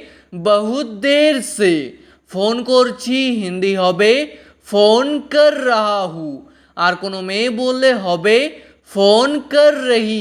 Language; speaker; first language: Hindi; non-native, fluent; Bangla